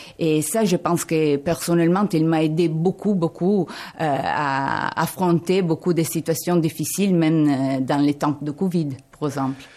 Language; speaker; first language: French; non-native, fluent; Italian